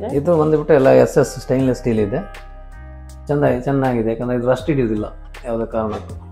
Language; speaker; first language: Kannada; native; Kannada